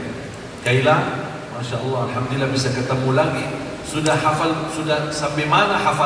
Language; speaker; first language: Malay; non-native, fluent; Arabic